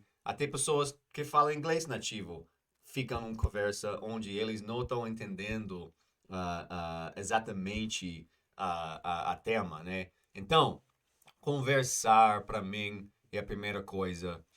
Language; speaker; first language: Portuguese; non-native, fluent; English